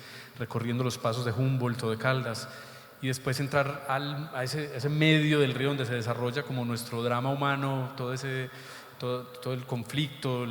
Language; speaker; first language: Spanish; native; Spanish